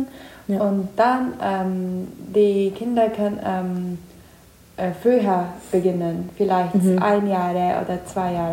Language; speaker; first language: German; non-native, learner; Turkish